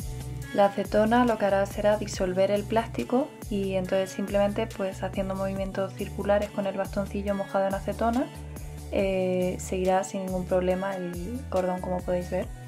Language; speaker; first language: Spanish; native; Spanish